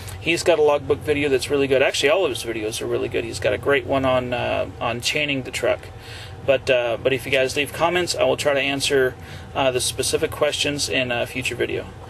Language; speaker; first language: English; native; English